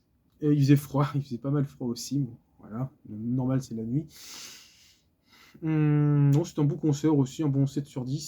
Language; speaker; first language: French; native; French